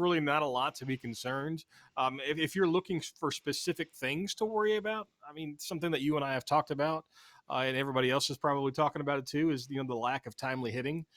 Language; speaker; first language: English; native; English